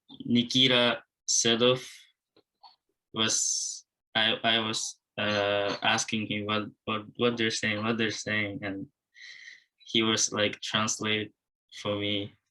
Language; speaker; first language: English; non-native, learner; Japanese